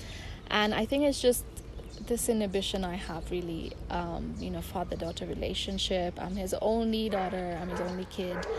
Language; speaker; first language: English; non-native, local second language; Tamil